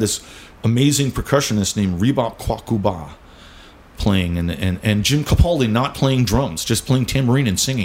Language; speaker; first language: English; native; English